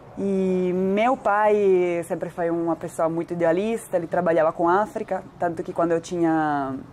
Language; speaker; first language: Portuguese; non-native, fluent; Italian